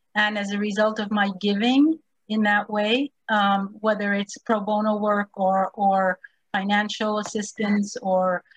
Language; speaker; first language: English; early bilingual, other home language; Spanish